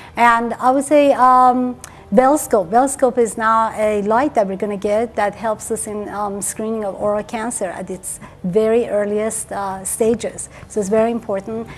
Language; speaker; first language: English; early bilingual, other home language; Persian